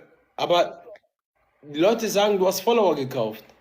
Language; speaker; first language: German; native; German